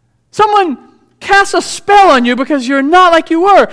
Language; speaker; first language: English; native; English